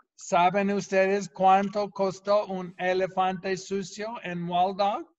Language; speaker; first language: Spanish; non-native, fluent; English